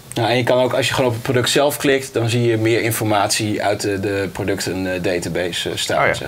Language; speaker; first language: Dutch; native; Dutch